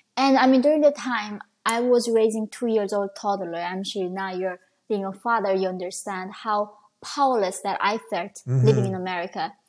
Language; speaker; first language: English; non-native, fluent; Korean